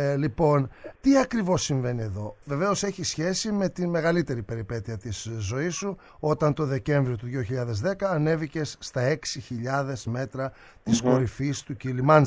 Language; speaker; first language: Greek; native; Greek